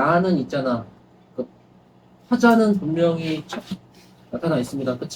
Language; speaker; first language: Korean; native; Korean